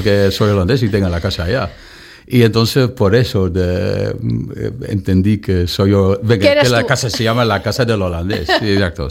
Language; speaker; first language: Spanish; non-native, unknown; Dutch